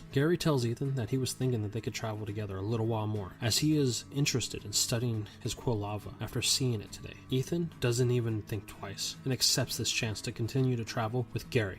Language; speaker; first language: English; native; English